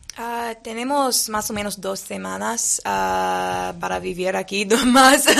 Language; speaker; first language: Spanish; non-native, learner; English